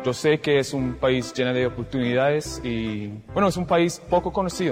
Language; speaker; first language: Spanish; non-native, fluent; English